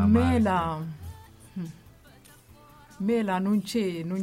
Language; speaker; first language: Italian; non-native, learner; Amharic